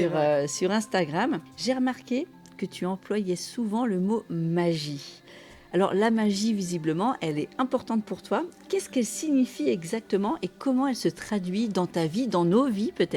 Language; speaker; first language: French; native; French